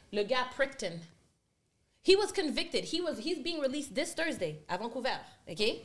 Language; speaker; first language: English; native; English